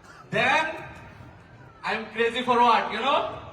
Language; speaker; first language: English; non-native, local second language; Bangla